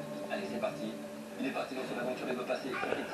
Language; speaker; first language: French; native; French